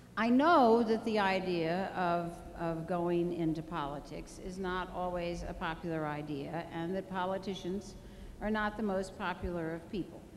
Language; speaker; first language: English; native; English